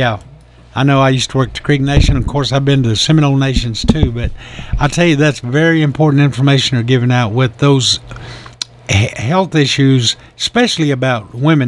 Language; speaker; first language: English; native; English